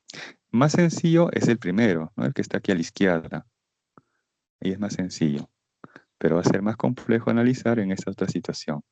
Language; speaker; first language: Spanish; native; Spanish